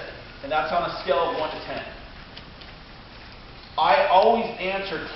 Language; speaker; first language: English; native; English